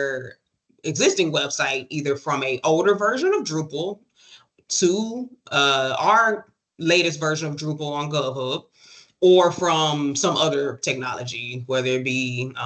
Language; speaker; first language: English; native; English